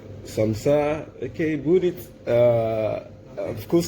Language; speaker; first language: Russian; non-native, learner; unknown